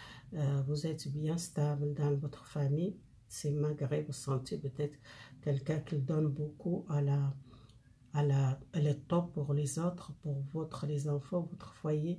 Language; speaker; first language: French; non-native, fluent; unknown